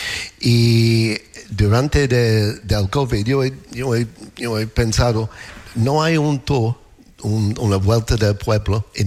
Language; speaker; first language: Spanish; non-native, learner; English